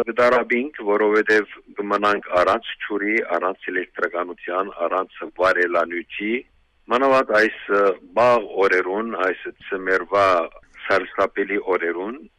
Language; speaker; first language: Armenian; early bilingual, heritage; Armenian